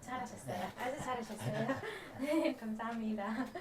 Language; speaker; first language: Korean; non-native, fluent; Uzbek